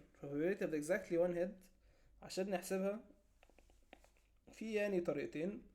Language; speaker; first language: Arabic; native; Arabic